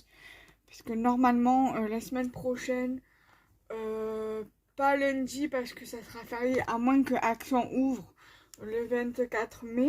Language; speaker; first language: French; native; French